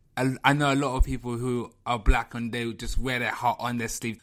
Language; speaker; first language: English; native; English